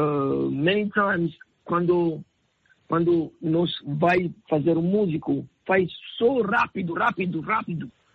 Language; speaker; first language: Portuguese; non-native, learner; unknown